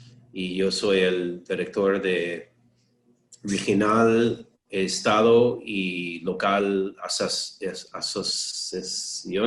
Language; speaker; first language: Spanish; non-native, learner; English